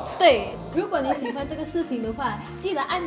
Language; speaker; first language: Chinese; non-native, local second language; English